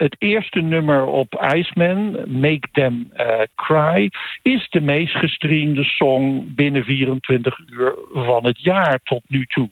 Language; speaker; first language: Dutch; native; Dutch